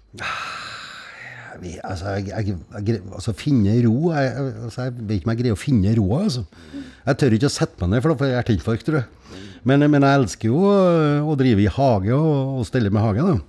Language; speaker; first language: Norwegian; native; Norwegian